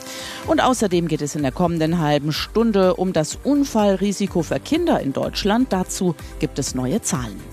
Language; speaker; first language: German; native; German